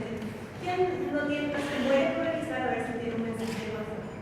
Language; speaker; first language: Spanish; native; Spanish